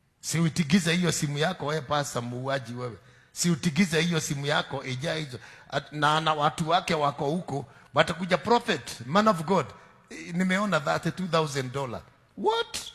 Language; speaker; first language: Swahili; non-native, local second language; Kikuyu